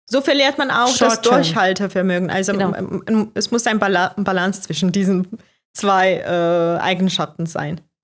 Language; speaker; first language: German; non-native, fluent; Croatian